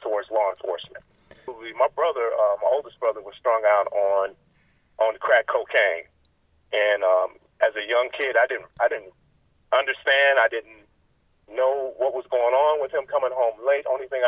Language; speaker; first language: English; native; English